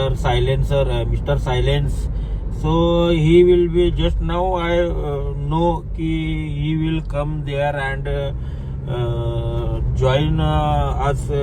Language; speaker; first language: English; non-native, learner; Marathi